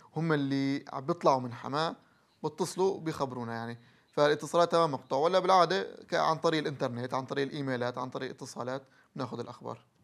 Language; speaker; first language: Arabic; early bilingual, heritage; Arabic